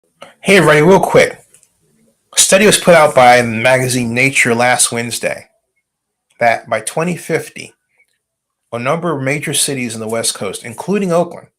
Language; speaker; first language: English; native; English